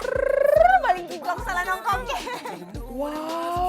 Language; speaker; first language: Indonesian; non-native, fluent; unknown